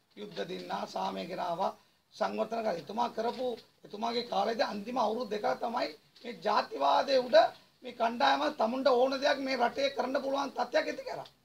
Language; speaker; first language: Sinhala; non-native, local second language; Tamil